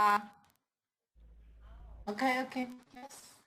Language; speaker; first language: English; non-native, learner; Vietnamese